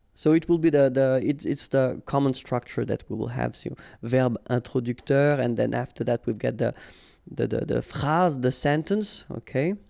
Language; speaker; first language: English; non-native, fluent; French